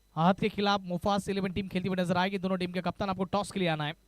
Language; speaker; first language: Hindi; non-native, local second language; Marathi